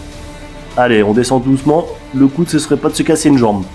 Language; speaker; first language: French; native; French